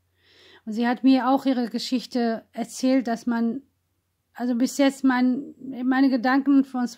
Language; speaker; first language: German; non-native, fluent; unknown